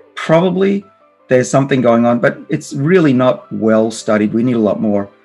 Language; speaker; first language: English; native; English